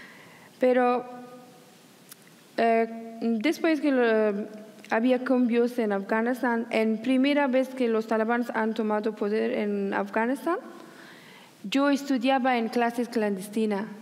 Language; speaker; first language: Spanish; non-native, learner; Persian